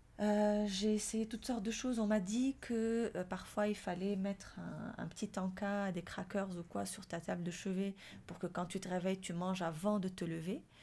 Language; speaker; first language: French; non-native, local second language; Arabic